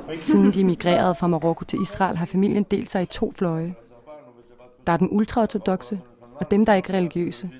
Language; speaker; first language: Danish; native; Danish